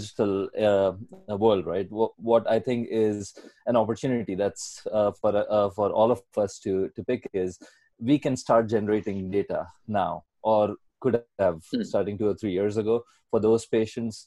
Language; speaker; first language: English; non-native, local second language; Marathi